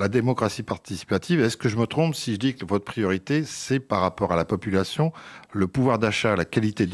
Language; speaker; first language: French; native; French